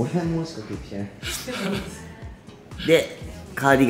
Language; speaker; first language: Japanese; native; Japanese